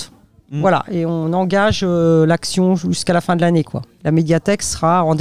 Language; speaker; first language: French; native; French